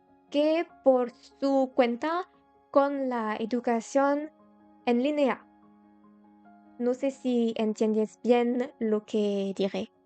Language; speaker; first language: Spanish; non-native, learner; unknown